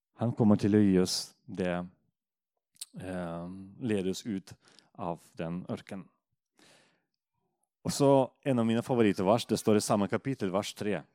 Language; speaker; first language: Norwegian; non-native, fluent; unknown